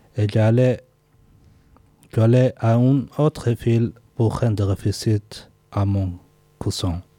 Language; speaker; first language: French; non-native, learner; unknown